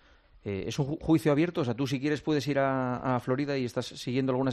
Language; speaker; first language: Spanish; native; Spanish